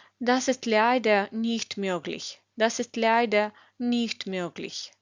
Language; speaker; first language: German; non-native, fluent; Ukrainian